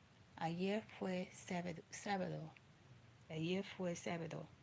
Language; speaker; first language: Spanish; non-native, learner; English